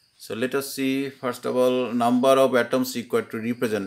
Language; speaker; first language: English; non-native, local second language; Assamese